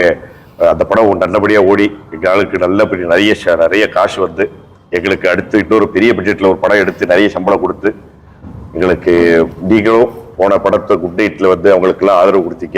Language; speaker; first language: Tamil; native; Tamil